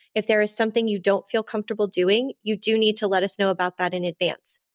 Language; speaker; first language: English; native; English